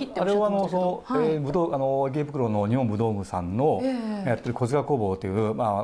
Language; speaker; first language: Japanese; native; Japanese